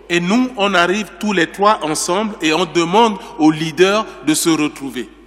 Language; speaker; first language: French; non-native, local second language; Sango